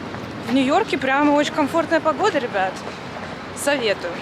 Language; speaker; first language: Russian; native; Russian